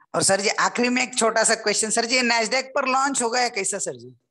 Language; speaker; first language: Hindi; non-native, local second language; Marathi